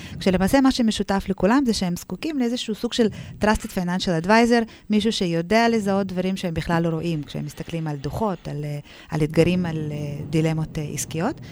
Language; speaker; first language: Hebrew; early bilingual, other home language; Russian